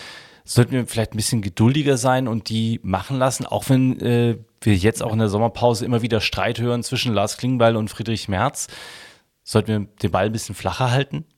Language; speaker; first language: German; native; German